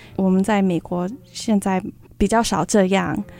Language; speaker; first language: Chinese; early bilingual, heritage; Chinese